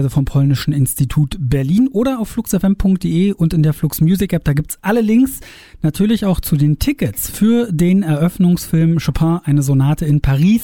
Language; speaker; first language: German; native; German